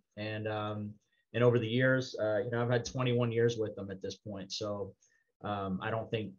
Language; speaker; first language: English; native; English